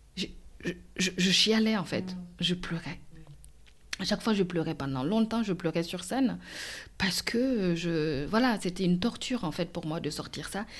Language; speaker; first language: French; non-native, local second language; Mossi